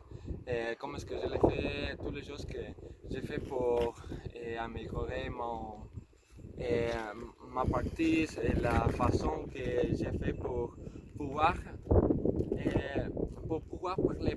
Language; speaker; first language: French; non-native, learner; Spanish